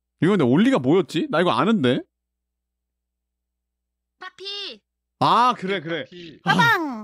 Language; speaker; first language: Korean; native; Korean